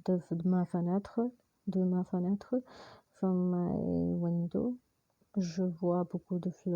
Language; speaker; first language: French; non-native, fluent; Hindi